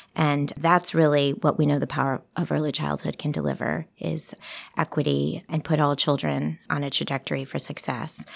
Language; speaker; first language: English; early bilingual, other home language; Spanish